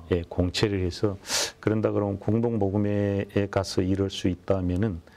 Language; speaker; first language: Korean; native; Korean